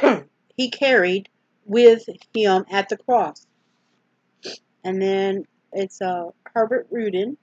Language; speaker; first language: English; native; English